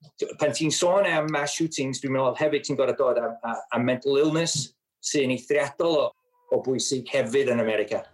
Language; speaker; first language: Welsh; native; Welsh